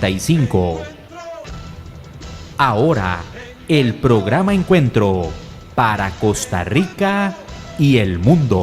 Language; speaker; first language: Spanish; native; Spanish